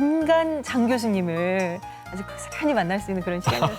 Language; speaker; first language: Korean; native; Korean